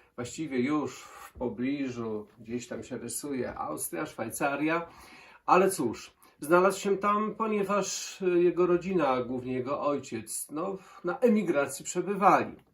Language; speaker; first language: Polish; native; Polish